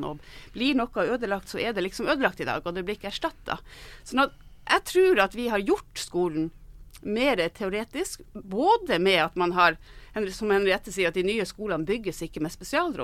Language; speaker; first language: Norwegian; native; Norwegian